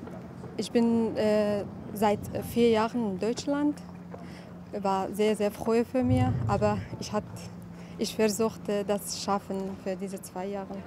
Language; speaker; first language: German; non-native, learner; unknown